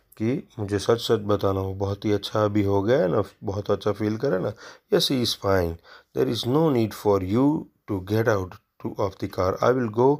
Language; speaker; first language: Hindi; non-native, local second language; Gujarati